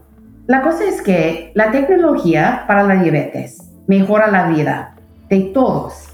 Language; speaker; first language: Spanish; non-native, fluent; English